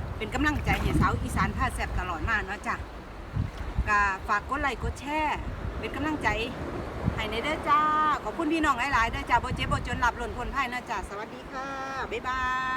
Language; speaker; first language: Thai; native; Thai